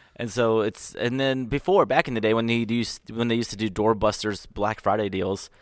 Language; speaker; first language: English; early bilingual, other home language; Filipino